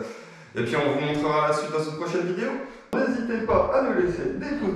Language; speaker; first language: French; native; French